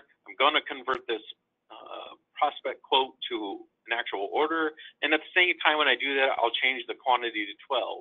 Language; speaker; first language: English; native; English